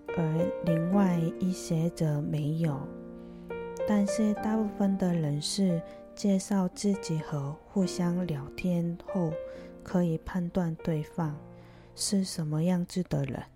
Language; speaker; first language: Chinese; non-native, fluent; Korean